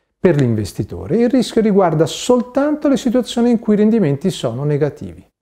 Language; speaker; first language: Italian; native; Italian